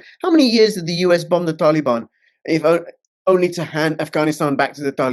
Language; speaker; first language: English; native; English